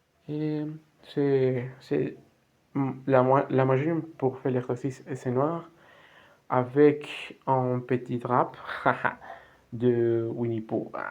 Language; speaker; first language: French; non-native, learner; Spanish